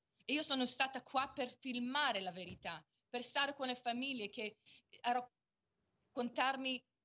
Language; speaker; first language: Italian; non-native, fluent; Hebrew